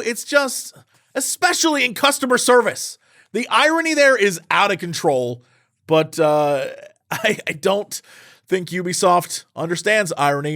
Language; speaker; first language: English; native; English